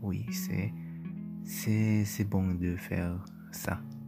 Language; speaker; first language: French; non-native, learner; German